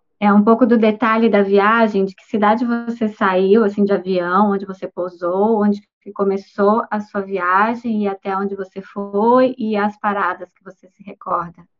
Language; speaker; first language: Portuguese; native; Portuguese